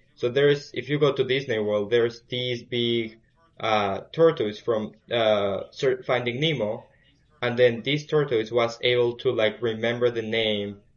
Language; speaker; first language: English; early bilingual, other home language; Spanish